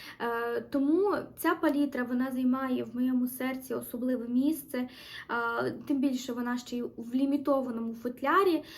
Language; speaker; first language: Ukrainian; non-native, local second language; Russian